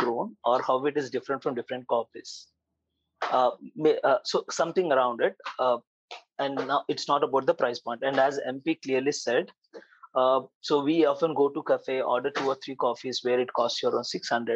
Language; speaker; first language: English; non-native, local second language; Telugu